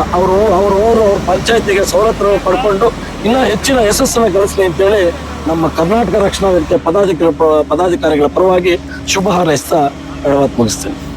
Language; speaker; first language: Kannada; native; Kannada